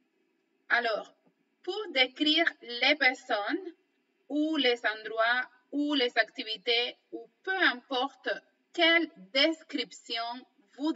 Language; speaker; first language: French; non-native, fluent; Spanish